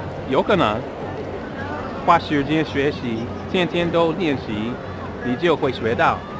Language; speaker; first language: Chinese; non-native, fluent; English